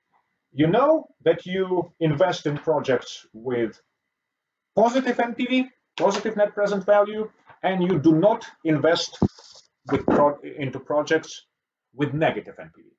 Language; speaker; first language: English; non-native, fluent; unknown